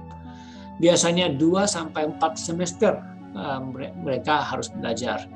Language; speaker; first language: Indonesian; non-native, fluent; Japanese